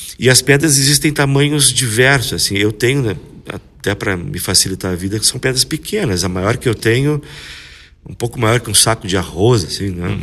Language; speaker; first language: Portuguese; native; Portuguese